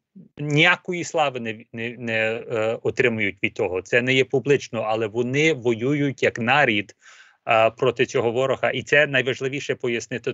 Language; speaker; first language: Ukrainian; early bilingual, heritage; Ukrainian